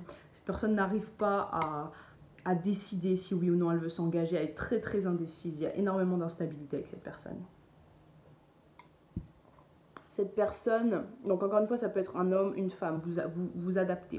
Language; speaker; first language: French; native; French